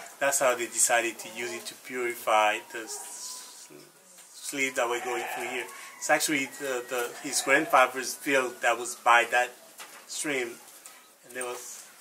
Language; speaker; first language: English; non-native, fluent; French